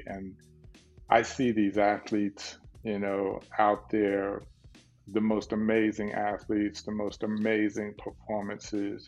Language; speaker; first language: English; native; English